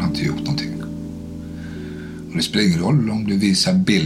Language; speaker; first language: Swedish; native; Swedish